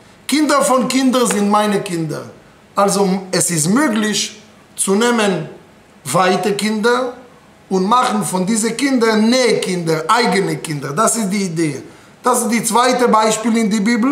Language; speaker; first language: German; non-native, fluent; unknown